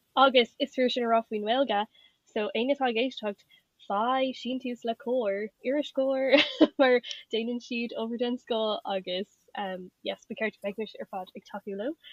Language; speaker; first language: Irish; native; Irish